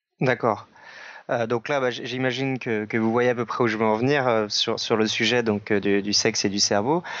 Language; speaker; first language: French; native; French